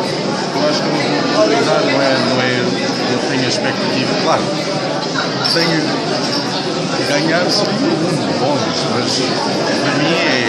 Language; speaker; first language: Portuguese; early bilingual, heritage; English